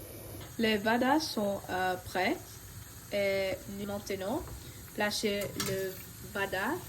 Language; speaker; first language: French; non-native, learner; Tamil